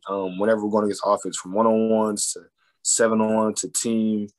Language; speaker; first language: English; native; English